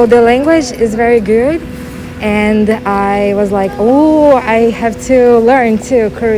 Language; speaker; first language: English; non-native, learner; Portuguese